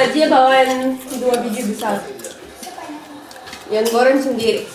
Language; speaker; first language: Indonesian; non-native, learner; Russian